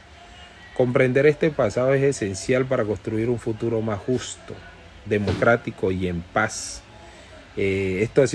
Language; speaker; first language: Spanish; native; Spanish